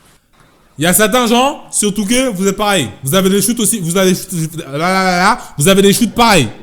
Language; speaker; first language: French; native; French